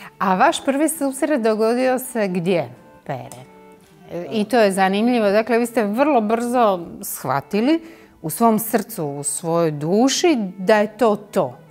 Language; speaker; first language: Croatian; native; Croatian